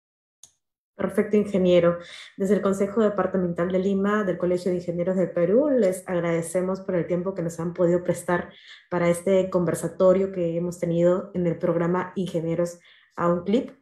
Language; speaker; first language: Spanish; native; Spanish